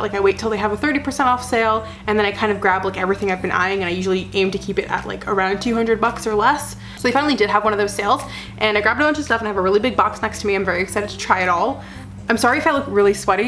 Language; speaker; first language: English; native; English